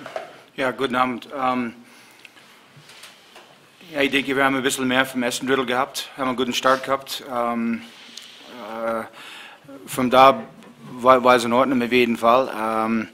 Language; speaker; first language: German; non-native, fluent; English